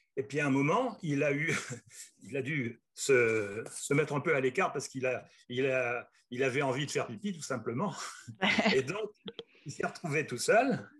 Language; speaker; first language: French; native; French